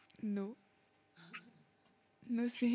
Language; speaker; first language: Spanish; non-native, learner; French